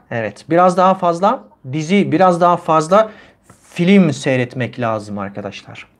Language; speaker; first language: Turkish; native; Turkish